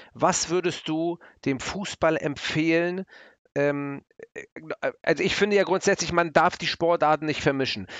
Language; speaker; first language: German; native; German